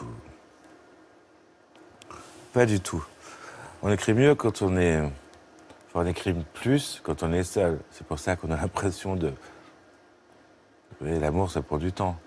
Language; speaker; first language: French; native; French